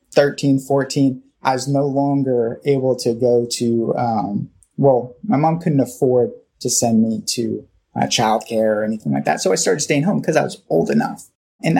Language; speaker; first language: English; native; English